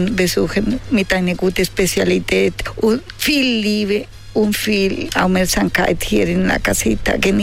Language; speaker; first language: German; non-native, learner; Spanish